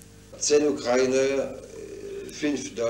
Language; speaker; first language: German; non-native, fluent; French